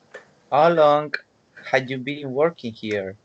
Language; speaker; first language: English; non-native, learner; Spanish